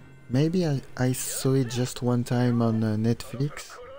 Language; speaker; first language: English; non-native, fluent; French